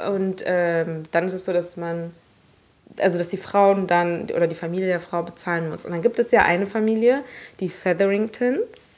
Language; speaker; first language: German; early bilingual, other home language; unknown